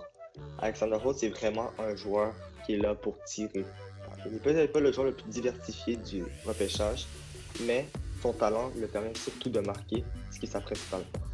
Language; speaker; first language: French; native; French